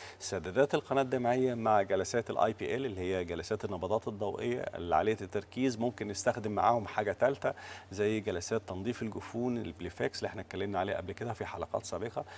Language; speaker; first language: Arabic; native; Arabic